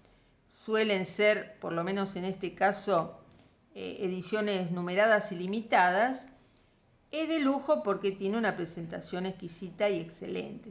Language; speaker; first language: Spanish; native; Spanish